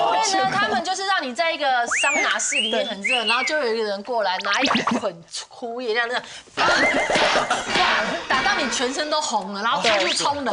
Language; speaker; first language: Chinese; native; Chinese